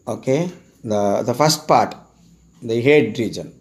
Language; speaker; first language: English; non-native, local second language; Tamil